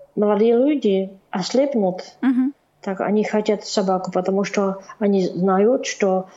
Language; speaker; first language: Russian; non-native, learner; Czech